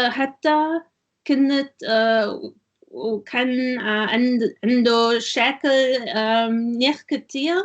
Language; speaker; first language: Arabic; non-native, learner; German